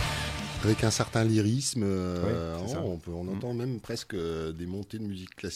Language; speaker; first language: French; native; French